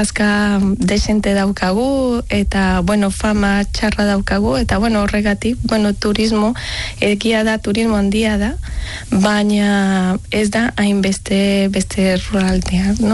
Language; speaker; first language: Basque; non-native, learner; Spanish